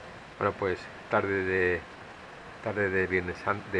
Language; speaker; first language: Spanish; native; Spanish